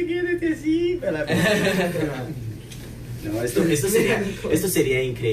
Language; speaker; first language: Spanish; non-native, fluent; Portuguese